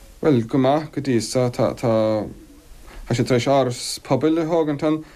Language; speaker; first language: Irish; native; Irish